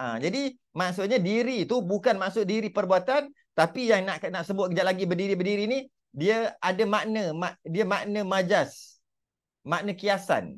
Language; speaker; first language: Malay; native; Malay